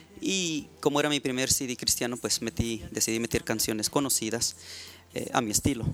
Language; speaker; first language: Spanish; native; Spanish